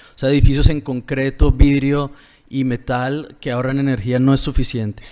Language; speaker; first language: Spanish; native; Spanish